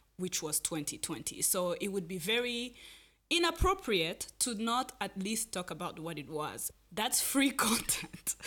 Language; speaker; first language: English; non-native, local second language; Kinyarwanda